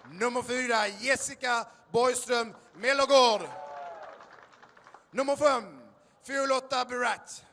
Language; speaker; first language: Swedish; native; Swedish